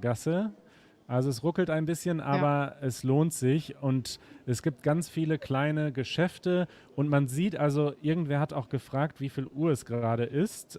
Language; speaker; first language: German; native; German